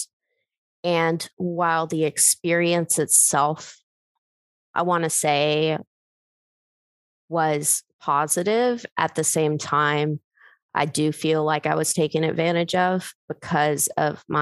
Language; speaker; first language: English; native; English